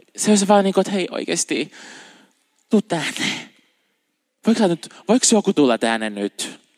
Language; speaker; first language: Finnish; non-native, fluent; Portuguese